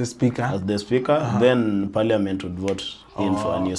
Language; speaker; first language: English; non-native, local second language; Swahili